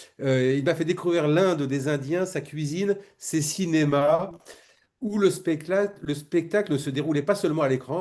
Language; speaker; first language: French; native; French